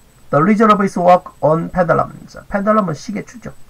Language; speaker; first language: English; non-native, fluent; Korean